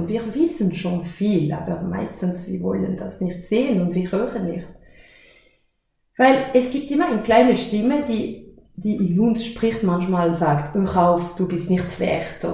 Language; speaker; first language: German; non-native, fluent; French